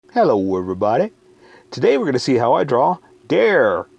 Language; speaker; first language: English; native; English